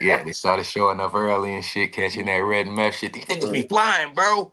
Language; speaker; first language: English; native; English